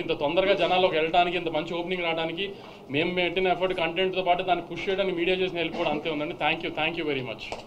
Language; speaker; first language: Telugu; native; Telugu